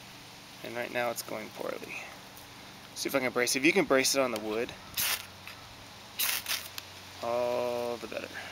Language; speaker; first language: English; native; English